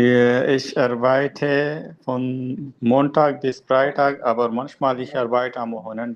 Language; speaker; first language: German; non-native, learner; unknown